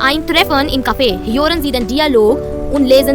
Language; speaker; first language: German; non-native, fluent; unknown